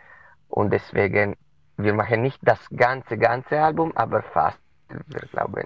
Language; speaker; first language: German; non-native, local second language; Italian